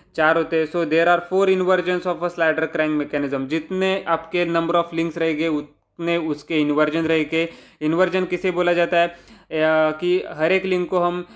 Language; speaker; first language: Hindi; non-native, local second language; Marathi